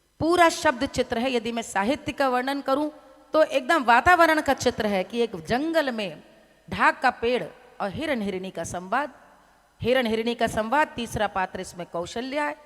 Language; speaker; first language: Hindi; native; Hindi